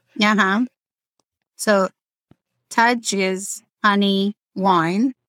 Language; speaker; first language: English; non-native, fluent; Amharic